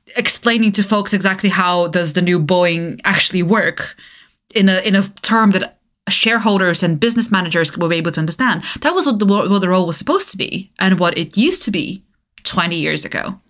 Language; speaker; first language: English; non-native, fluent; Bulgarian